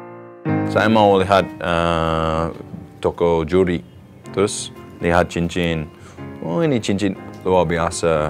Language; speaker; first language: Indonesian; non-native, learner; English